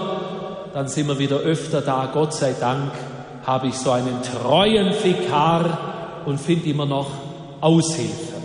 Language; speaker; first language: German; native; German